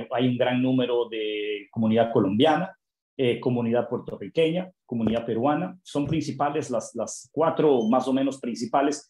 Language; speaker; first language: Spanish; native; Spanish